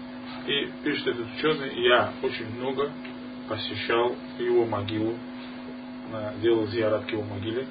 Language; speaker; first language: Russian; non-native, fluent; Persian